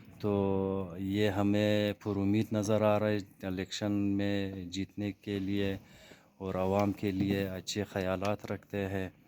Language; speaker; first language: Urdu; non-native, local second language; Hazaragi